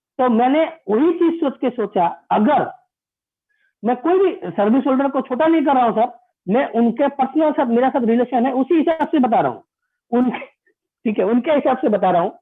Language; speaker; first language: Hindi; non-native, local second language; Bangla